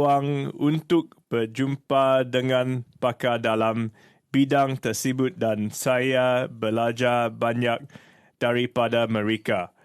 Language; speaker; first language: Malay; non-native, learner; English